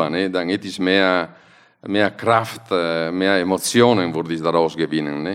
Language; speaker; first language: German; non-native, fluent; Italian